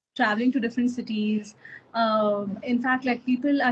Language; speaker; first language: English; non-native, local second language; Kannada